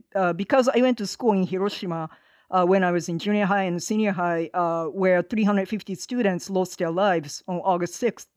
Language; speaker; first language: English; non-native, fluent; Japanese